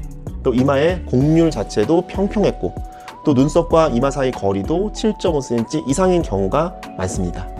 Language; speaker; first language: Korean; native; Korean